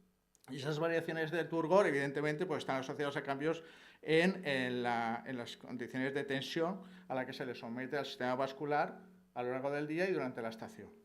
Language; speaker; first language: Spanish; native; Spanish